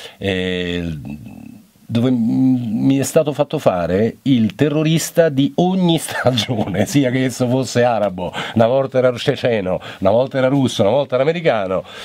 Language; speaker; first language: Italian; native; Italian